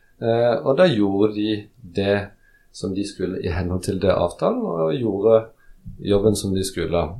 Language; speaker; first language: Norwegian; early bilingual, other home language; Polish